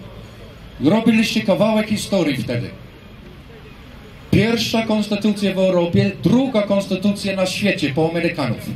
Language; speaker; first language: Polish; non-native, fluent; English